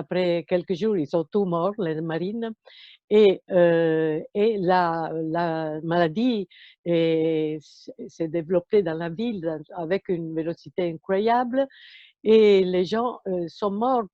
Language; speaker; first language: French; non-native, fluent; Italian